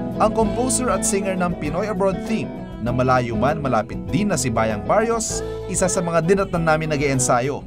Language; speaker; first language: Filipino; native; Filipino